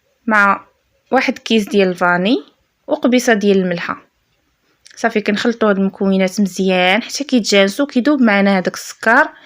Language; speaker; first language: Arabic; native; Arabic